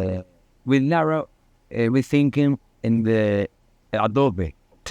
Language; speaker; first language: English; non-native, learner; Spanish